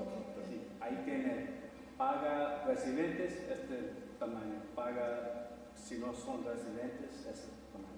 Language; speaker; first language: Spanish; non-native, learner; English